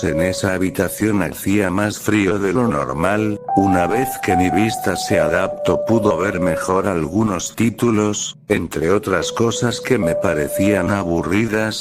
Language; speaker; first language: Spanish; native; Spanish